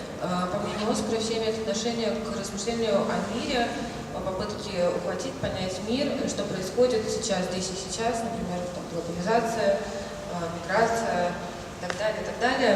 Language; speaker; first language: Russian; native; Russian